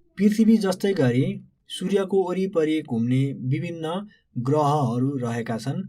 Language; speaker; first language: Nepali; native; Nepali